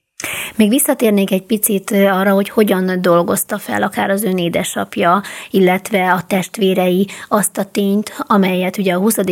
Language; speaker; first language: Hungarian; native; Hungarian